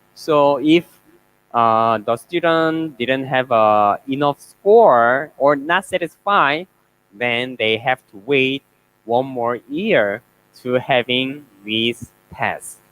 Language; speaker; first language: English; non-native, learner; Korean